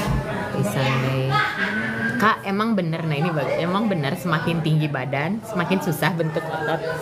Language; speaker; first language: Indonesian; native; Indonesian